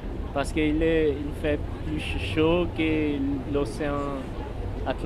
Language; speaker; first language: French; non-native, learner; Portuguese